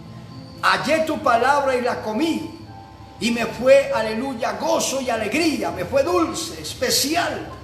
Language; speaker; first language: Spanish; native; Spanish